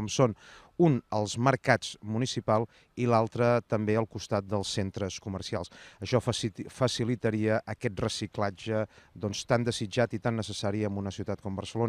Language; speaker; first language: Catalan; native; Catalan